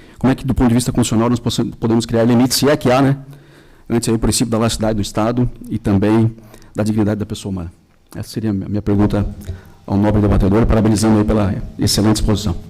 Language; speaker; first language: Portuguese; native; Portuguese